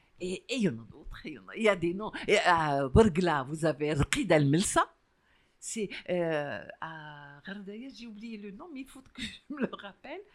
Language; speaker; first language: French; non-native, local second language; Arabic